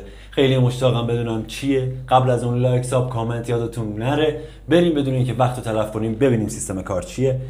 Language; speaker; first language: Persian; native; Persian